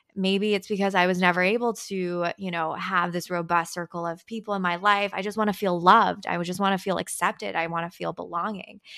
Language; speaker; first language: English; early bilingual, other home language; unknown